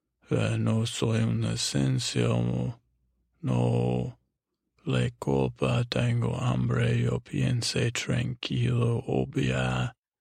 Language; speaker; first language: Spanish; non-native, learner; English